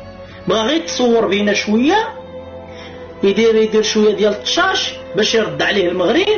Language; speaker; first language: Arabic; native; Arabic